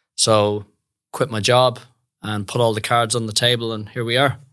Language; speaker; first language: English; native; English